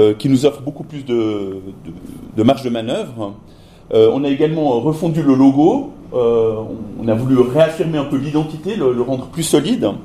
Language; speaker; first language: French; native; French